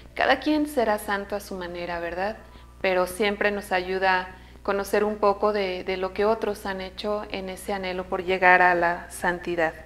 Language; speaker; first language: Spanish; native; Spanish